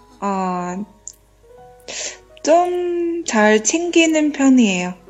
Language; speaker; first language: Korean; non-native, learner; Chinese